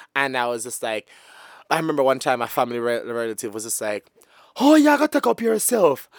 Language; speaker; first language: English; non-native, local second language; Jamaican Creole English